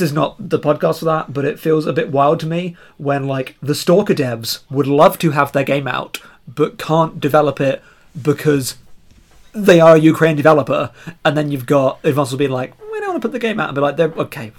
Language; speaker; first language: English; native; English